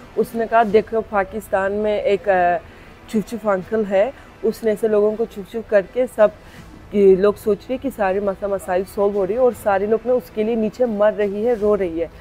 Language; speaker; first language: Urdu; non-native, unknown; Turkish